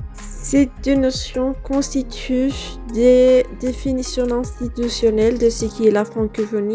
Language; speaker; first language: French; non-native, fluent; Spanish